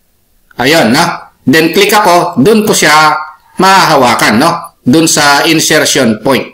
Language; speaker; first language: Filipino; native; Filipino